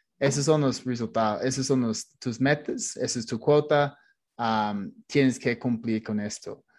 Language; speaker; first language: Spanish; non-native, fluent; English